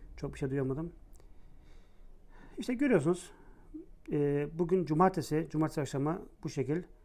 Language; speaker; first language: Turkish; native; Turkish